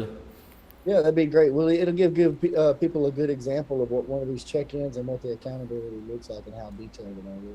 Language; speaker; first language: English; native; English